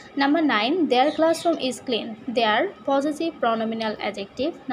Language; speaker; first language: English; non-native, local second language; Bangla